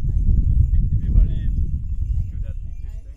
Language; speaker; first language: English; non-native, learner; Thai